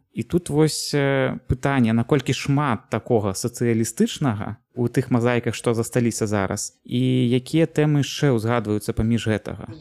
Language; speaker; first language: Belarusian; native; Belarusian